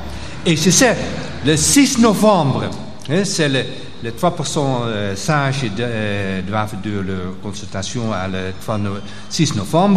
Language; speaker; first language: French; non-native, local second language; Dutch